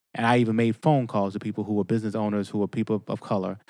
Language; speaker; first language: English; native; English